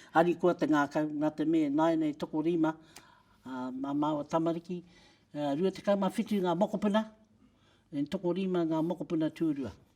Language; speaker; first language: Māori; native; Māori